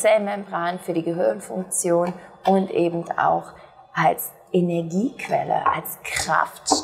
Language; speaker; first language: German; native; German